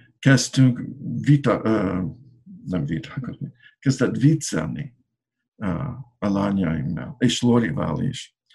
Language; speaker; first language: Hungarian; non-native, learner; English